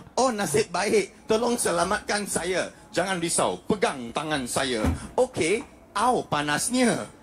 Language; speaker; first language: Malay; non-native, local second language; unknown